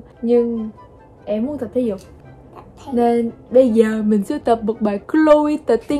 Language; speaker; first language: Vietnamese; early bilingual, heritage; Vietnamese